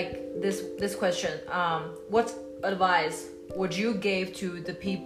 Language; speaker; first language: English; non-native, learner; Chinese